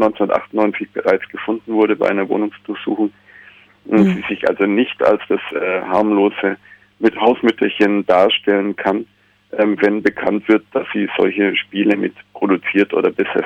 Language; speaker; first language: German; native; German